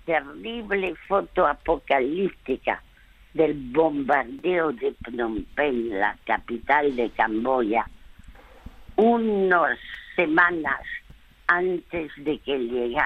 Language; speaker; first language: Spanish; early bilingual, other home language; French